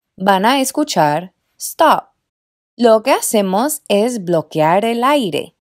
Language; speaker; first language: Spanish; non-native, fluent; English